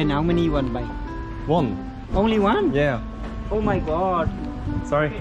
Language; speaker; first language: English; non-native, learner; Thai